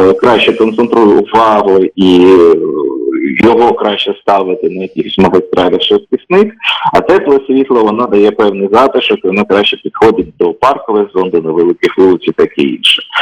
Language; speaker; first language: Ukrainian; native; Ukrainian